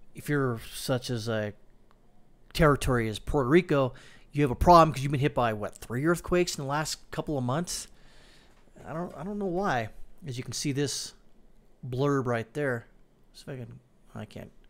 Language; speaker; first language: English; native; English